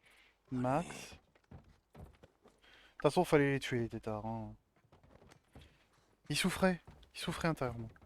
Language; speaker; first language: French; native; French